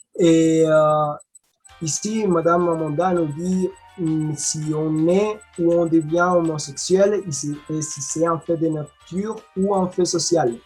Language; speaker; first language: French; non-native, learner; Spanish